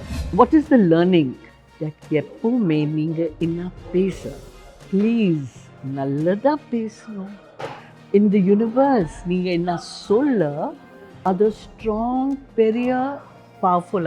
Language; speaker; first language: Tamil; non-native, learner; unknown